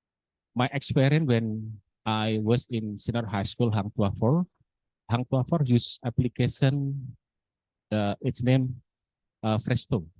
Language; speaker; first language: English; non-native, learner; Indonesian